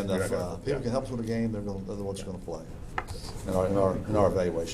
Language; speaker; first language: English; native; English